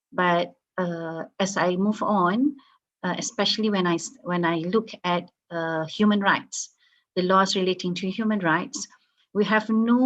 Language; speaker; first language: English; non-native, local second language; Malay